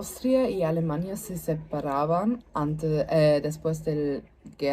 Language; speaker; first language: Spanish; non-native, learner; German